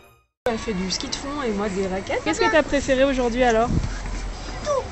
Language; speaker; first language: French; native; French